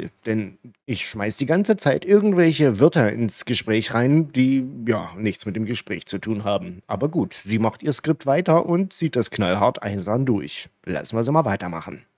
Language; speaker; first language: German; native; German